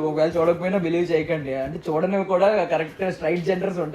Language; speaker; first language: Telugu; native; Telugu